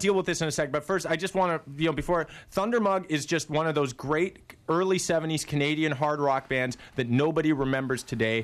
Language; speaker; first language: English; native; English